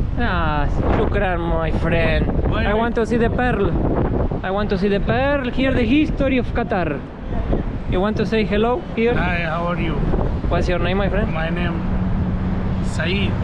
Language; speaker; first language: English; non-native, learner; Spanish